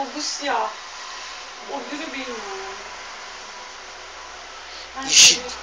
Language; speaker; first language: Turkish; non-native, learner; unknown